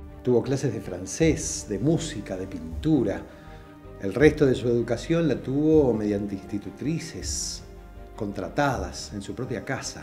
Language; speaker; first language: Spanish; native; Spanish